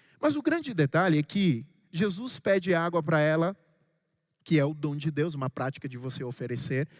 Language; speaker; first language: Portuguese; non-native, local second language; Kabuverdianu